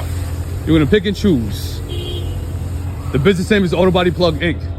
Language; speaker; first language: English; native; English